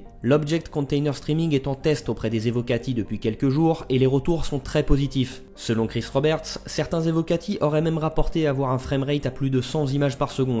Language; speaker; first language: French; native; French